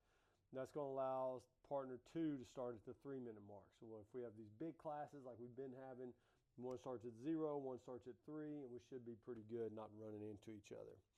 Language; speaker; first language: English; native; English